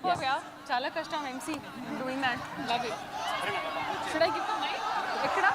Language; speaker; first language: Telugu; non-native, learner; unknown